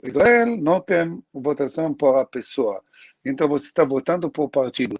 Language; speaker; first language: Portuguese; non-native, learner; Hebrew